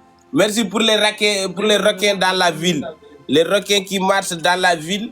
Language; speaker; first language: French; non-native, local second language; Wolof